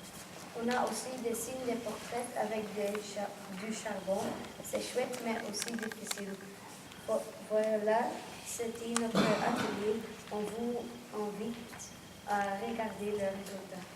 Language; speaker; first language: French; non-native, local second language; Dutch